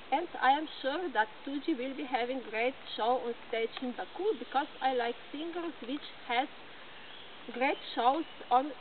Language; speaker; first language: English; non-native, learner; Slovenian